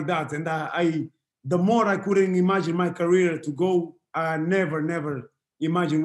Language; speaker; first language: English; non-native, fluent; Portuguese